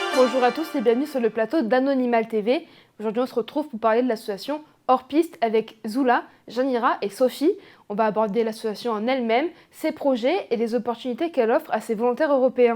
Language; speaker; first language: French; native; French